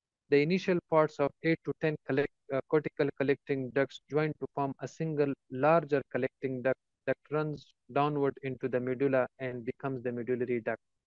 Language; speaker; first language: English; non-native, fluent; Persian